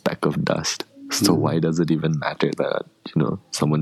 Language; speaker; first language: English; non-native, local second language; Tibetan